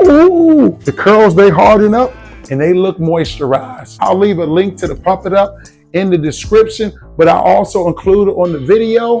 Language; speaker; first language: English; native; English